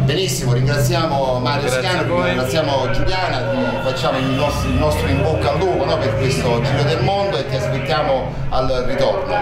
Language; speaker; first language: Italian; native; Italian